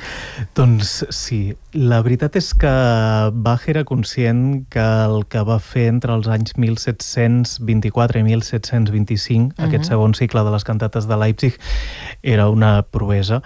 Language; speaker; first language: Catalan; native; Catalan